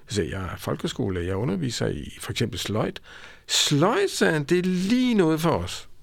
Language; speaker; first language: Danish; native; Danish